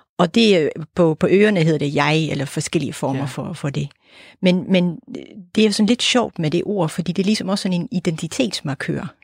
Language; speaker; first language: Danish; native; Danish